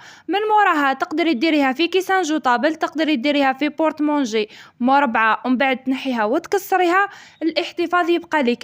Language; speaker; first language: Arabic; native; Arabic